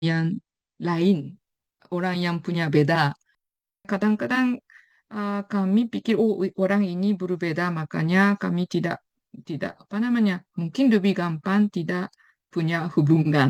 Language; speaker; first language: Indonesian; non-native, fluent; Japanese